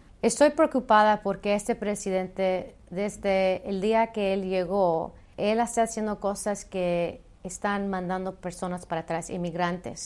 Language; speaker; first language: Spanish; early bilingual, heritage; Spanish